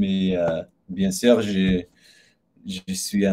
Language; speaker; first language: French; non-native, learner; English